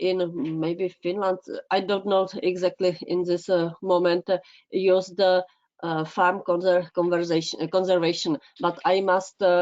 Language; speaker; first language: English; non-native, fluent; Czech